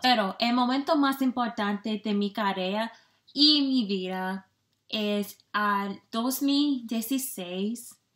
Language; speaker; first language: Spanish; non-native, learner; English